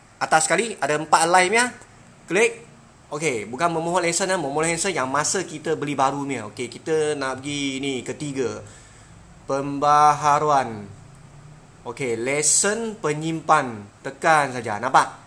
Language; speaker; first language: Malay; non-native, local second language; Chinese